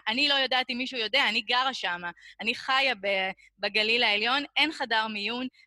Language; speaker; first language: Hebrew; native; Hebrew